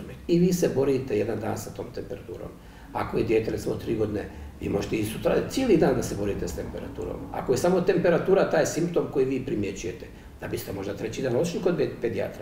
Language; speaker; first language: Bosnian; native; Bosnian